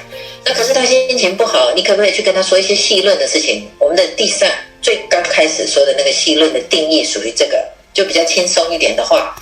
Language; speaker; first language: Chinese; native; Chinese